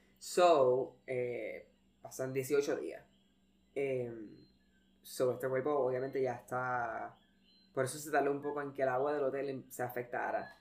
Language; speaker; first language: Spanish; early bilingual, heritage; Spanish